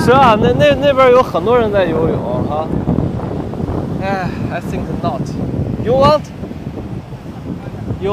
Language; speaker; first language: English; non-native, learner; Chinese